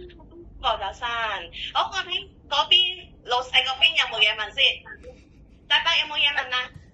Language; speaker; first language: Cantonese; native; Cantonese